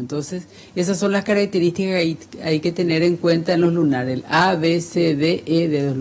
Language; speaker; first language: Spanish; native; Spanish